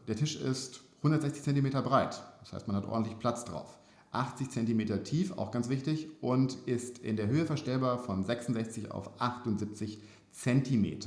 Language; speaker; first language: German; native; German